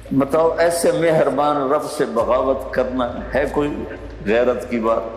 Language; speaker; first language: Urdu; non-native, local second language; Punjabi